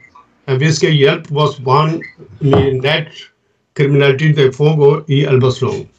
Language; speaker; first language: Danish; non-native, fluent; Urdu